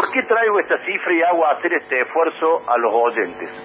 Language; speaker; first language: Spanish; native; Spanish